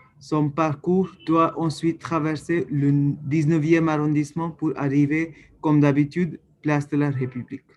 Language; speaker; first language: French; non-native, learner; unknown